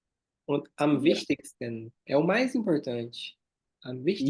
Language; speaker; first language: German; non-native, fluent; Portuguese